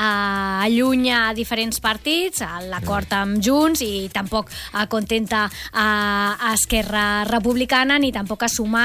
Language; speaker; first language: Catalan; native; Catalan